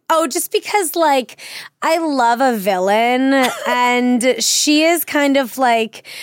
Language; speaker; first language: English; native; English